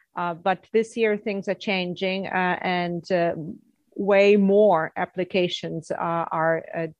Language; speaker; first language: English; non-native, fluent; Russian